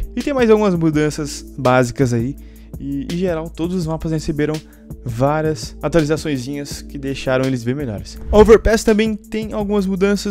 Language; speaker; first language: Portuguese; native; Portuguese